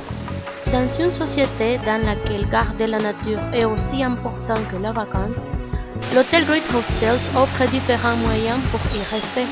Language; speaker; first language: French; non-native, learner; Spanish